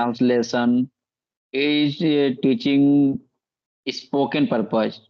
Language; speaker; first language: English; non-native, learner; Bhojpuri